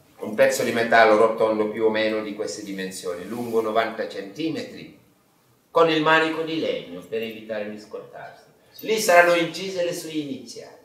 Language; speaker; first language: Italian; non-native, fluent; Wolof